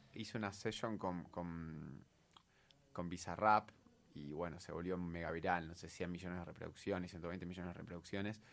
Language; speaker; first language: Spanish; native; Spanish